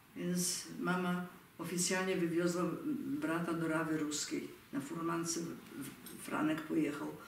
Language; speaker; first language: Polish; native; Polish